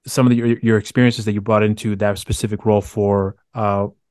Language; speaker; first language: English; early bilingual, other home language; Spanish